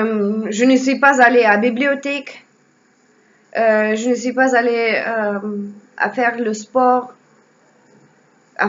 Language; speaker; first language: French; non-native, learner; Russian